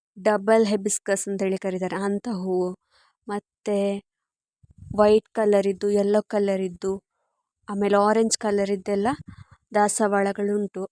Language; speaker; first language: Kannada; non-native, local second language; Tulu